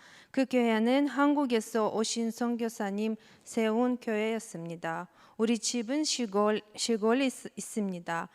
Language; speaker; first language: Korean; non-native, learner; Russian